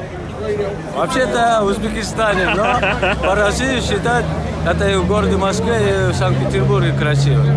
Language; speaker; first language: Russian; non-native, fluent; Uzbek